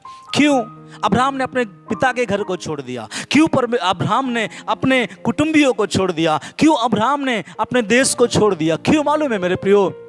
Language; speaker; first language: Hindi; non-native, local second language; Bangla